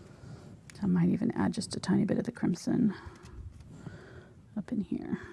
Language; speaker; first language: English; native; English